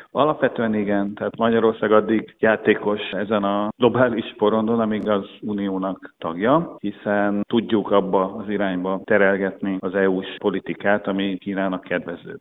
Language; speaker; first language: Hungarian; native; Hungarian